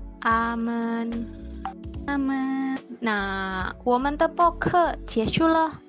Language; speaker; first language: Chinese; non-native, learner; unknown